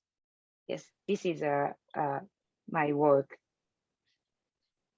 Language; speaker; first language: English; non-native, learner; Japanese